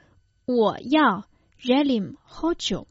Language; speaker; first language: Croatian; non-native, fluent; Chinese